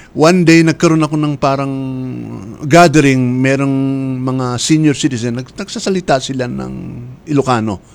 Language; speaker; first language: Filipino; native; Filipino